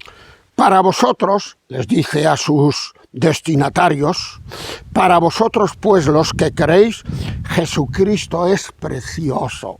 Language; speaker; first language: Spanish; native; Spanish